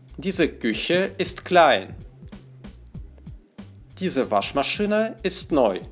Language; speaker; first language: German; non-native, fluent; Russian